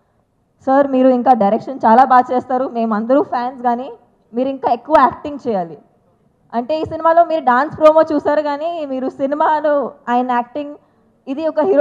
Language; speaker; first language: Telugu; non-native, fluent; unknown